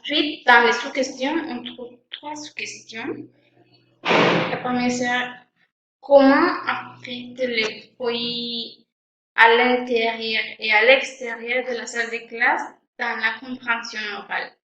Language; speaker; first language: French; non-native, fluent; Spanish